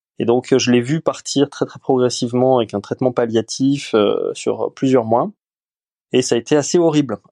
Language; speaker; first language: French; early bilingual, other home language; Romanian